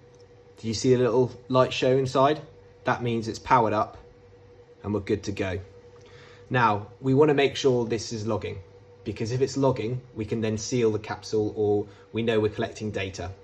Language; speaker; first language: English; native; English